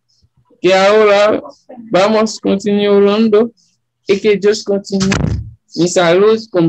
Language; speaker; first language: Spanish; non-native, learner; Haitian Creole